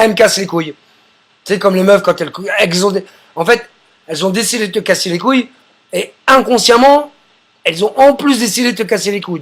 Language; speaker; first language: French; native; French